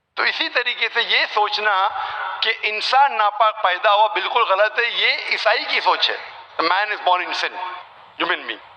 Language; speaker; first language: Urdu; non-native, local second language; Konkani